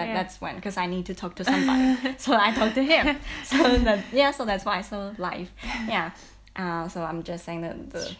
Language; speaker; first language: English; non-native, fluent; Chinese